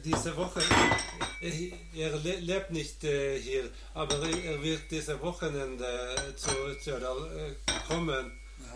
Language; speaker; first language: German; non-native, learner; Norwegian